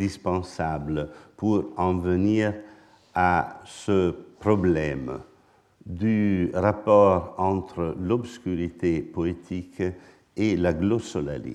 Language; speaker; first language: French; non-native, fluent; Italian